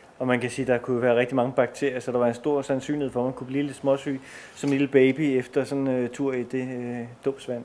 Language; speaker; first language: Danish; native; Danish